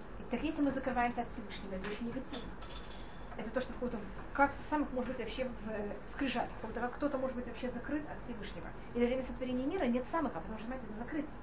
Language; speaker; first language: Russian; non-native, fluent; Hebrew